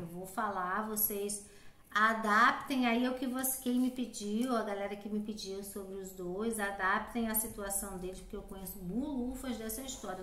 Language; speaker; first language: Portuguese; native; Portuguese